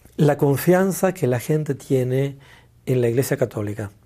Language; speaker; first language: Spanish; native; Spanish